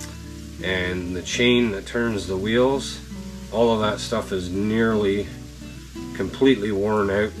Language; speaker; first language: English; native; English